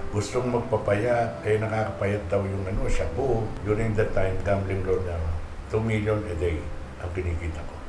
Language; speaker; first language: Filipino; native; Filipino